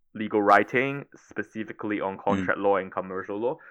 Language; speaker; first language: English; non-native, local second language; Cantonese